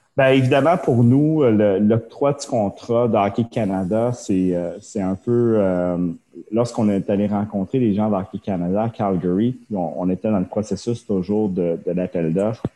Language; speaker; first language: French; early bilingual, other home language; Japanese